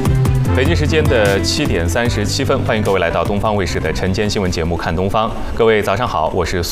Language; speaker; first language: Chinese; native; Chinese